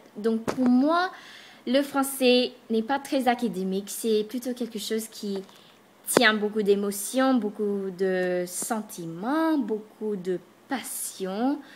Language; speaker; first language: French; non-native, fluent; English